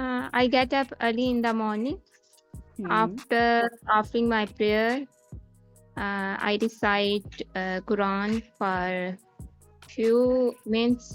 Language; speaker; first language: English; non-native, learner; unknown